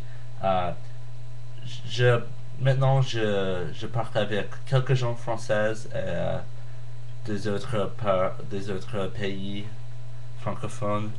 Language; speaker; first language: French; non-native, learner; English